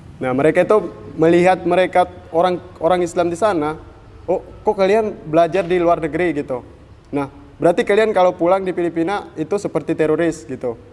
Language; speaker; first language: Indonesian; non-native, fluent; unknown